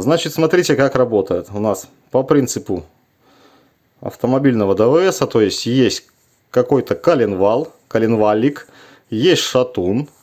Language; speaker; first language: Russian; native; Russian